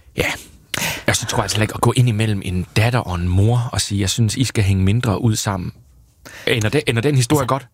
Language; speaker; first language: Danish; native; Danish